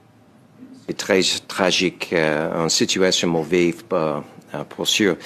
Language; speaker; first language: French; non-native, learner; English